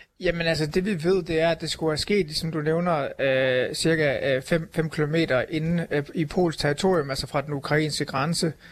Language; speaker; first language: Danish; native; Danish